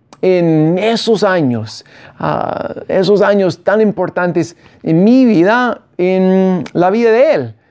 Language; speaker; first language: Spanish; non-native, fluent; English